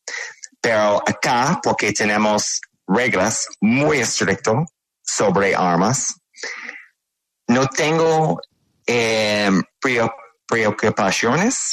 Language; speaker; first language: Spanish; non-native, learner; English